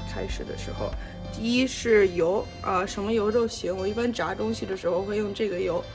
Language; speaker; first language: Chinese; early bilingual, heritage; Chinese